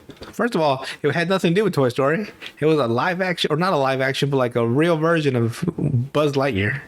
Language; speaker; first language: English; native; English